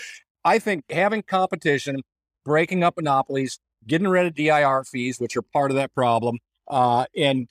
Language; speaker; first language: English; native; English